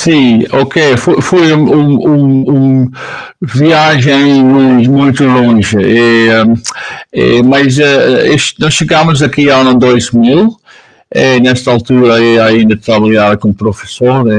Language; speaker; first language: Portuguese; non-native, learner; Dutch